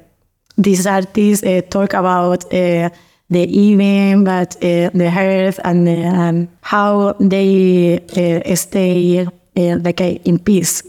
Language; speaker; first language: English; non-native, learner; Spanish